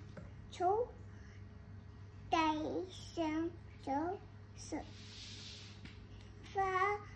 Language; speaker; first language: Chinese; non-native, local second language; Cantonese